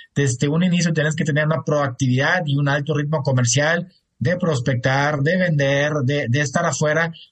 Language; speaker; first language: Spanish; non-native, fluent; German